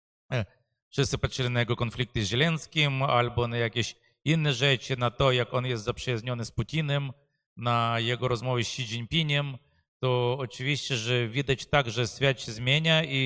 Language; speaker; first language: Polish; non-native, fluent; Ukrainian